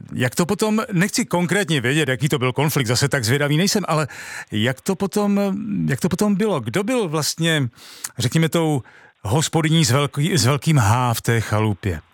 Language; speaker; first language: Czech; native; Czech